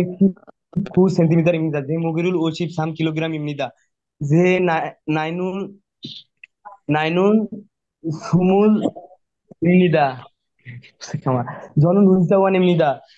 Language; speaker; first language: Korean; non-native, learner; Bangla